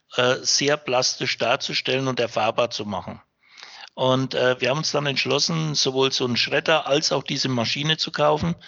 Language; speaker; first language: German; native; German